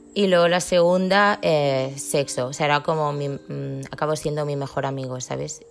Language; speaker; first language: Spanish; native; Spanish